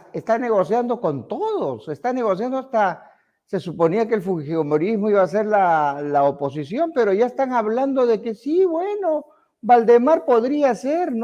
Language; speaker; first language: Spanish; native; Spanish